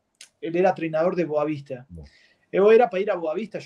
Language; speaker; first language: Portuguese; non-native, fluent; Spanish